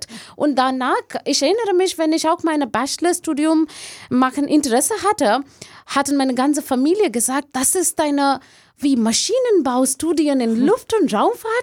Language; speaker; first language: German; non-native, learner; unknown